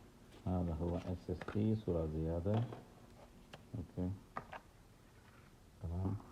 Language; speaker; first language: Arabic; non-native, learner; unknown